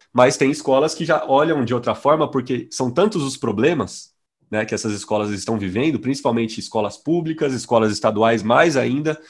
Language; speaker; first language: Portuguese; native; Portuguese